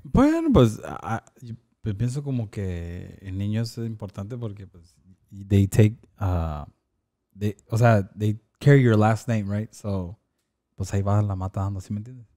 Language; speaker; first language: Spanish; early bilingual, heritage; Spanish